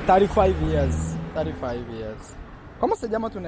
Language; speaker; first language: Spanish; non-native, learner; Swahili